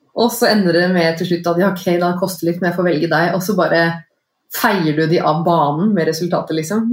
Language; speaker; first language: Norwegian; native; Norwegian